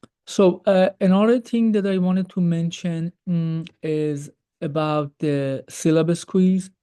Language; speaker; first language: English; non-native, fluent; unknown